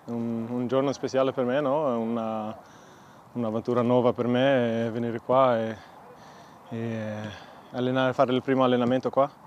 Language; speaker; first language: Italian; non-native, fluent; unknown